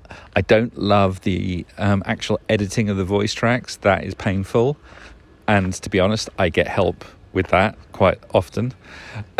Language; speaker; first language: English; native; English